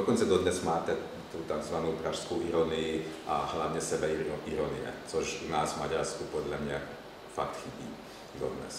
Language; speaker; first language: Czech; non-native, fluent; Hungarian